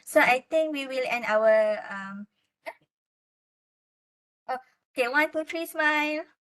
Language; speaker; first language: English; non-native, local second language; Malay